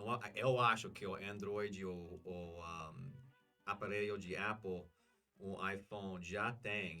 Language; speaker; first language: Portuguese; non-native, learner; English